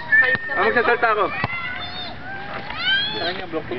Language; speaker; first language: Filipino; non-native, local second language; Cebuano